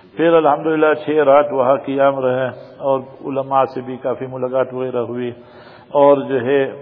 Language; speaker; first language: Urdu; native; Urdu